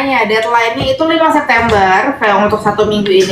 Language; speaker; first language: Indonesian; native; Indonesian